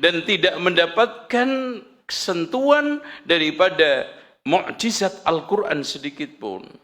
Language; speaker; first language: Indonesian; native; Indonesian